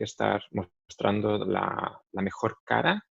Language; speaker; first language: Spanish; non-native, fluent; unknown